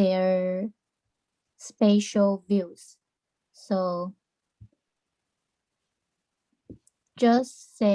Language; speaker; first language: English; non-native, learner; Chinese